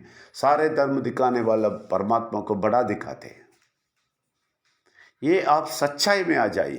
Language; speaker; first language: Hindi; non-native, local second language; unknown